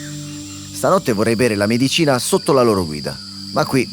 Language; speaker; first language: Italian; native; Italian